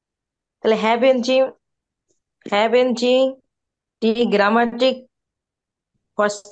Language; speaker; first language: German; non-native, learner; Bangla